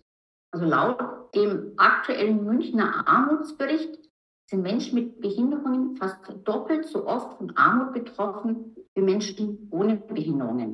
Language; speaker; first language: German; native; German